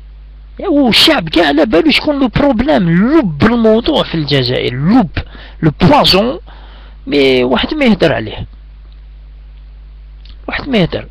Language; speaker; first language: Arabic; native; Arabic